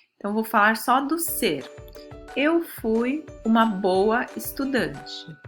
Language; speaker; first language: Portuguese; early bilingual, other home language; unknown